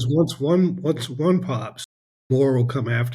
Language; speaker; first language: English; native; English